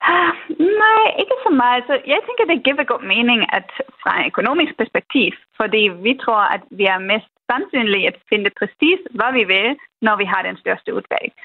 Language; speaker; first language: Danish; non-native, fluent; German